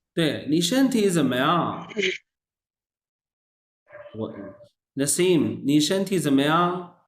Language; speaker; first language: Chinese; non-native, fluent; Urdu